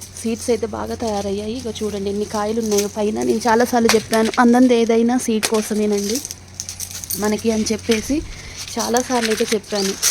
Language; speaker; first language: Telugu; native; Telugu